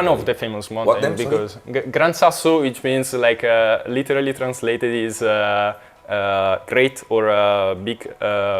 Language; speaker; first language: English; non-native, fluent; Italian